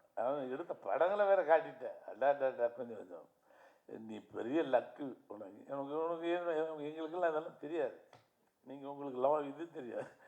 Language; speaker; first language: Tamil; native; Tamil